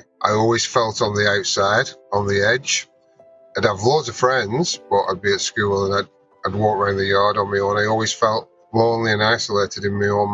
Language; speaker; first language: English; native; English